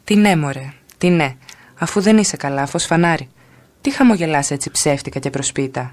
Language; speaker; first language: Greek; native; Greek